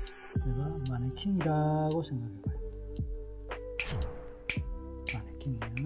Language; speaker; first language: Korean; native; Korean